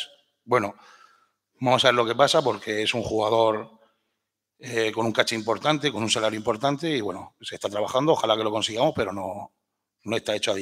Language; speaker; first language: Spanish; native; Spanish